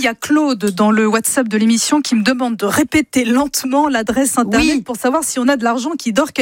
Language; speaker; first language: French; native; French